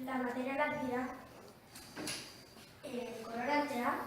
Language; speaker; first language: Basque; non-native, local second language; Spanish